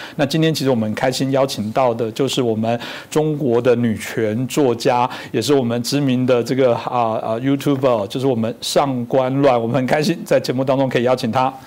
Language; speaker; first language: Chinese; native; Chinese